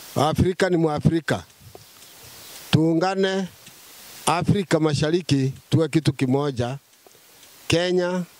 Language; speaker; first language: Swahili; non-native, local second language; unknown